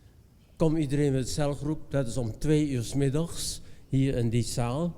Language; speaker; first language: Dutch; non-native, fluent; Indonesian